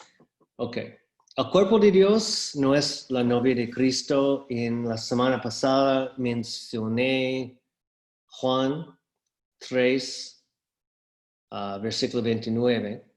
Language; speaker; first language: Spanish; non-native, fluent; English